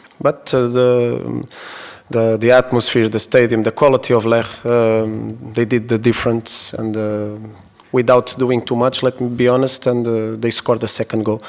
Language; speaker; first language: English; non-native, fluent; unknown